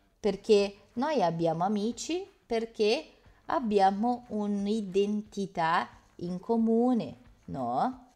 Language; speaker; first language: Italian; native; Italian